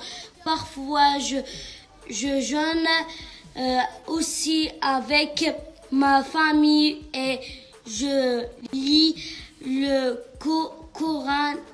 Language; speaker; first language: French; non-native, learner; Arabic